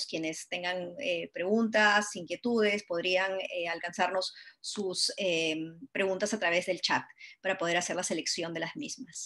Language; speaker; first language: Spanish; native; Spanish